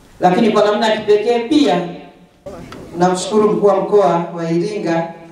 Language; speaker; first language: Swahili; native; Swahili